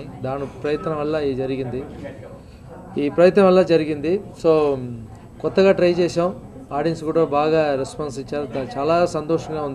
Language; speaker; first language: Telugu; non-native, fluent; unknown